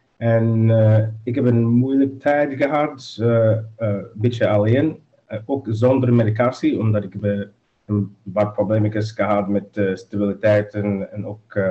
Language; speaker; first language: Dutch; non-native, learner; English